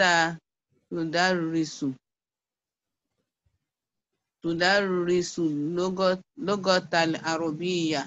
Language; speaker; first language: Arabic; non-native, learner; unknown